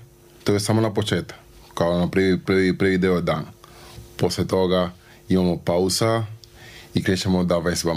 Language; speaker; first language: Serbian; non-native, learner; Spanish